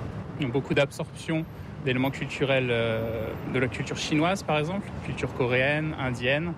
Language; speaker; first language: French; native; French